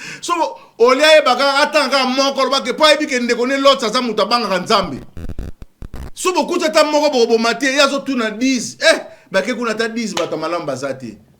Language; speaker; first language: Lingala; native; Lingala